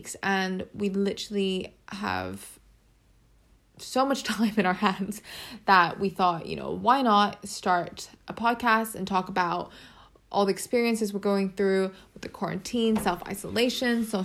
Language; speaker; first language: English; non-native, local second language; Cantonese